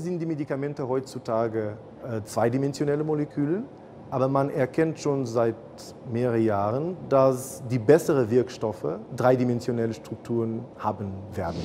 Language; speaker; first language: German; non-native, fluent; Portuguese